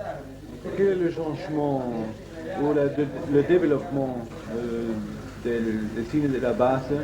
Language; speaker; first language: French; non-native, fluent; German